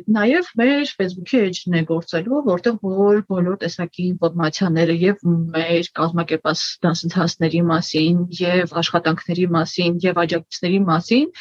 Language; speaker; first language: Armenian; native; Armenian